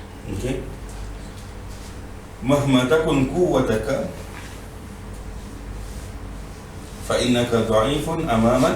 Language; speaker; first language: Arabic; non-native, fluent; Malay